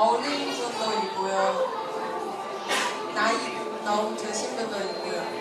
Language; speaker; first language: Korean; non-native, fluent; Chinese